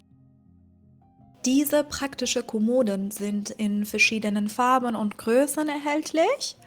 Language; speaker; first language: German; non-native, fluent; Persian